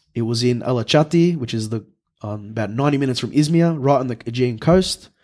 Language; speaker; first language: English; native; English